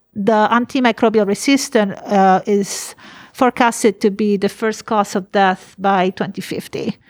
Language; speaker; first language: English; non-native, fluent; Italian